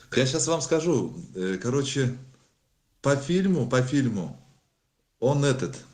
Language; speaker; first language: Russian; non-native, local second language; Tajik